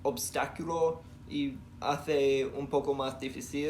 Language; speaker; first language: Spanish; non-native, learner; English